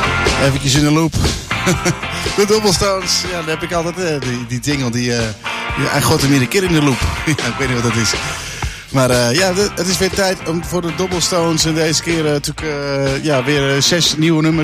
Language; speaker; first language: Dutch; native; Dutch